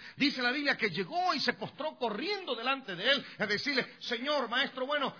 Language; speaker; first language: Spanish; native; Spanish